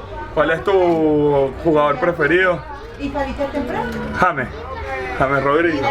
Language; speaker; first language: Spanish; native; Spanish